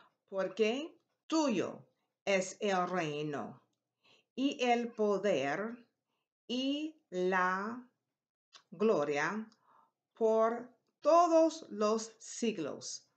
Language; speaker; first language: Spanish; non-native, learner; English